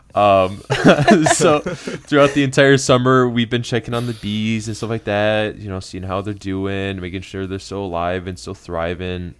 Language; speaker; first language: English; native; English